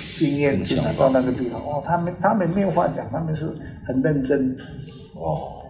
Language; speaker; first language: Chinese; non-native, local second language; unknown